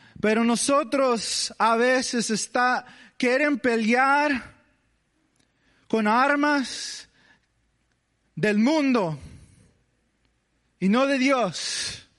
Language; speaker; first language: Spanish; early bilingual, heritage; English